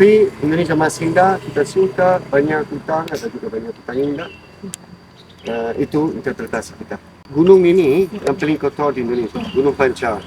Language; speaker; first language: Indonesian; non-native, fluent; Italian